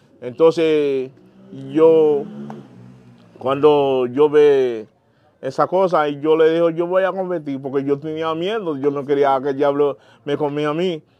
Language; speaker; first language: Spanish; non-native, learner; Haitian Creole